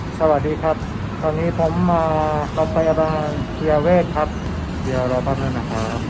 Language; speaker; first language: Thai; non-native, learner; Japanese